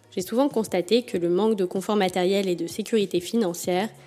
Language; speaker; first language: French; native; French